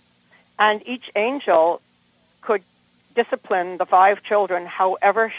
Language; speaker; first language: English; native; English